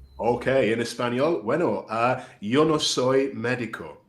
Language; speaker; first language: Spanish; non-native, fluent; English